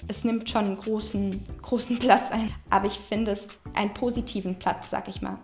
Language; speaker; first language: German; native; German